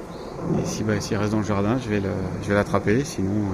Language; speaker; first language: French; native; French